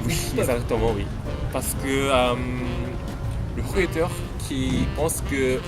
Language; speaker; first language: French; non-native, learner; Japanese